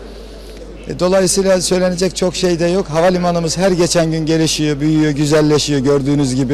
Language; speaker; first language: Turkish; native; Turkish